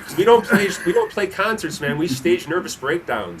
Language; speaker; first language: English; native; English